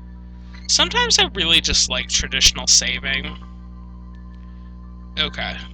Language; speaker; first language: English; native; English